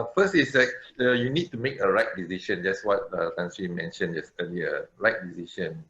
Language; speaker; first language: English; non-native, local second language; Malay